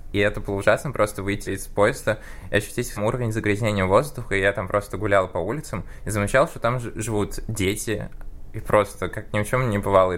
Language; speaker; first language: Russian; early bilingual, other home language; Armenian